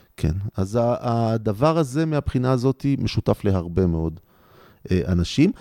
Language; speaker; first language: Hebrew; native; Hebrew